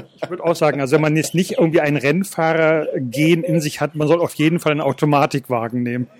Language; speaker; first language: German; native; German